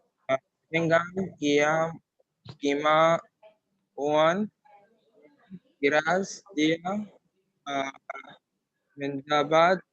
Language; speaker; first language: Indonesian; non-native, learner; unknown